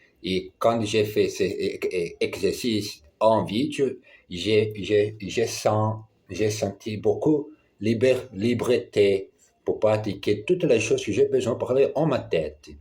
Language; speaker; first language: French; non-native, learner; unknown